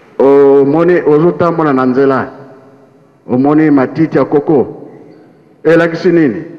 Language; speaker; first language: Lingala; non-native, local second language; Kongo